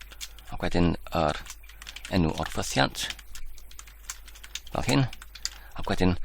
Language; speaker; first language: Welsh; non-native, learner; English